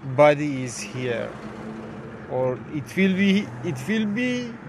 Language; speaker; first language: English; non-native, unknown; Persian